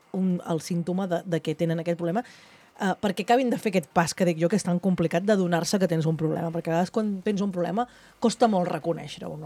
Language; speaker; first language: Catalan; native; Catalan